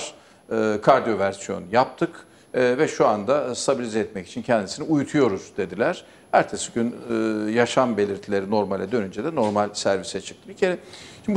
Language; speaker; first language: Turkish; native; Turkish